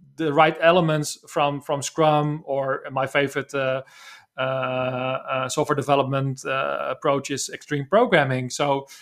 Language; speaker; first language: English; non-native, fluent; Dutch